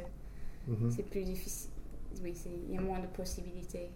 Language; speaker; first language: French; non-native, fluent; English